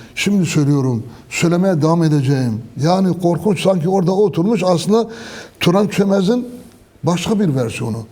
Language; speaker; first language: Turkish; non-native, local second language; Kurdish